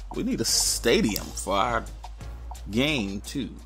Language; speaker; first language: English; native; English